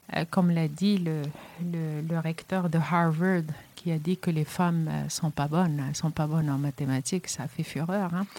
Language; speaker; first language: French; non-native, local second language; Arabic